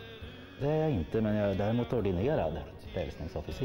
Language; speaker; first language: Swedish; native; Swedish